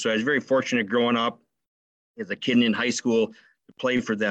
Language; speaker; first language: English; native; English